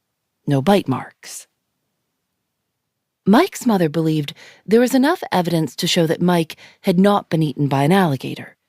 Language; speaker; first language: English; native; English